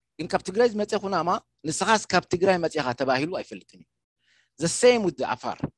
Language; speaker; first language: Tigrinya; non-native, local second language; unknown